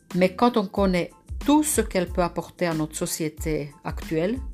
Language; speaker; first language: French; non-native, fluent; Finnish